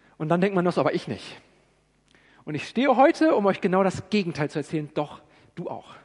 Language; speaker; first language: German; native; German